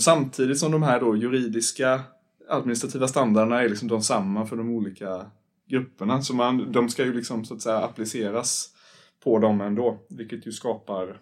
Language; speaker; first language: Swedish; native; Swedish